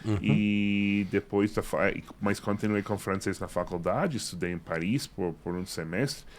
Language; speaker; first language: Portuguese; non-native, fluent; English